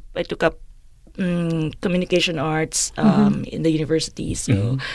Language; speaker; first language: English; non-native, local second language; Filipino